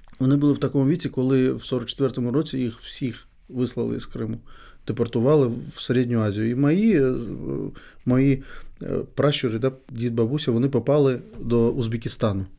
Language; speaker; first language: Ukrainian; non-native, fluent; Crimean Tatar